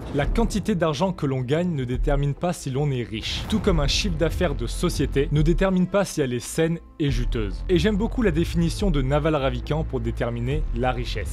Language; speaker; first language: French; native; French